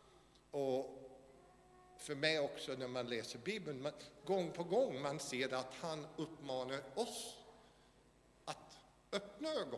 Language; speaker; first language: Swedish; non-native, fluent; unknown